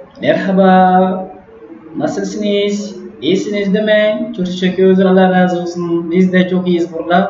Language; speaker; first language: Turkish; non-native, learner; French